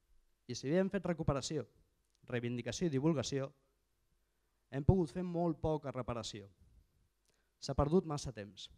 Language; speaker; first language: Catalan; native; Catalan